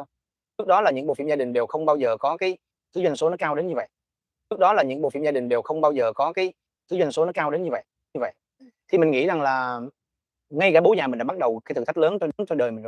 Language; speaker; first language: Vietnamese; native; Vietnamese